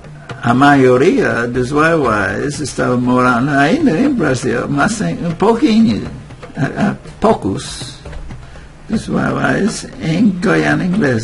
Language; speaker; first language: Portuguese; non-native, fluent; English